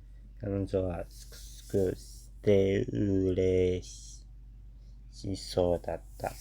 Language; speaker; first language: Japanese; non-native, learner; English